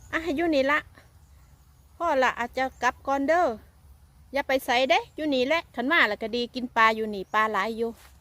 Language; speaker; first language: Thai; native; Thai